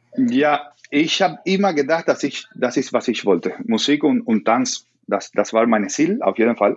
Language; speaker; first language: German; non-native, learner; Spanish